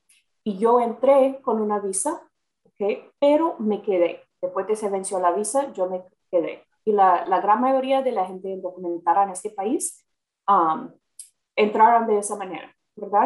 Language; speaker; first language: Spanish; non-native, fluent; English